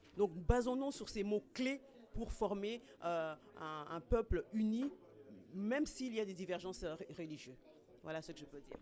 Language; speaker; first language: French; non-native, local second language; Kongo